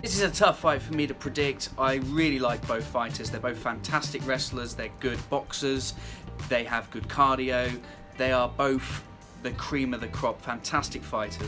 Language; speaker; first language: English; native; English